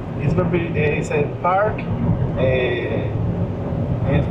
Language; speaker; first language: English; non-native, learner; Spanish